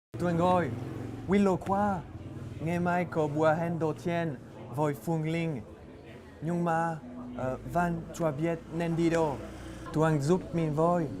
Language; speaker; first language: Vietnamese; non-native, learner; French